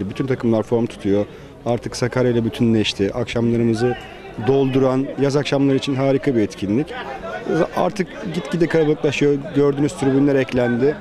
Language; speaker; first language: Turkish; native; Turkish